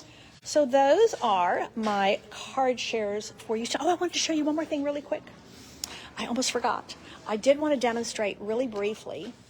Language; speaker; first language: English; native; English